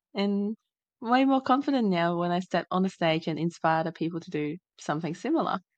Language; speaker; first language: English; non-native, fluent; Chinese